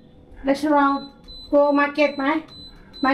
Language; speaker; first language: English; non-native, learner; Thai